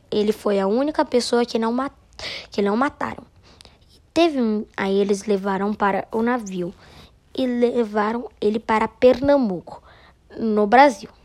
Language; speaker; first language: Portuguese; native; Portuguese